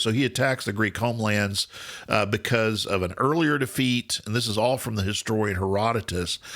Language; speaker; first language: English; native; English